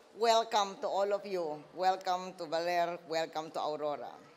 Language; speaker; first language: English; non-native, local second language; Filipino